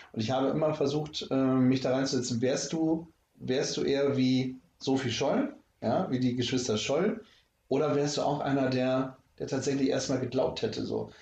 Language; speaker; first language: German; native; German